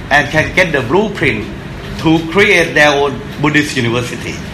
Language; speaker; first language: English; non-native, fluent; Thai